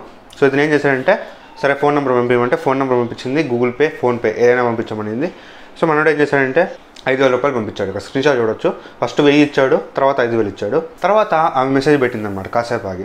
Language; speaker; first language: Telugu; native; Telugu